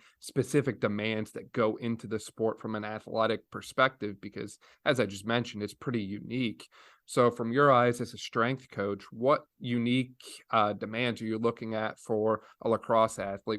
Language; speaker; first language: English; native; English